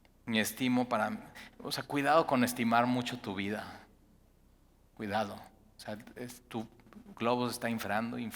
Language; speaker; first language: Spanish; native; Spanish